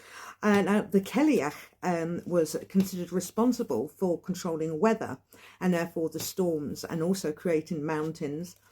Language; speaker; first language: English; native; English